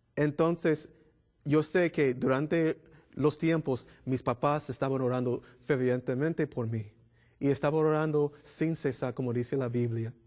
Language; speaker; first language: Spanish; non-native, fluent; English